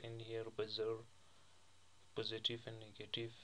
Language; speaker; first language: English; non-native, learner; Persian